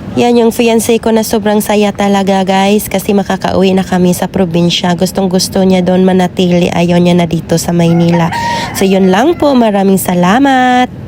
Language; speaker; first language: Filipino; non-native, local second language; Cebuano